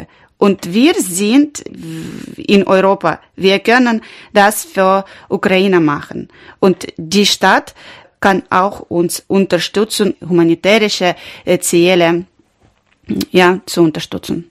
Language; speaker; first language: German; non-native, learner; Ukrainian